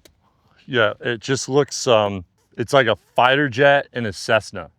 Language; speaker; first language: English; native; English